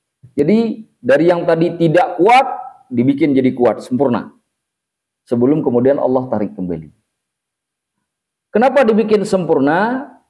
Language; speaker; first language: Indonesian; native; Indonesian